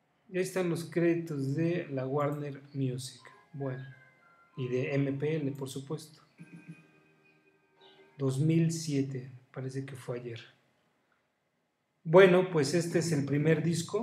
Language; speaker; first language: Spanish; native; Spanish